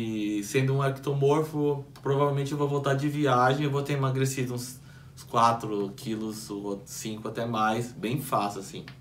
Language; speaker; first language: Portuguese; native; Portuguese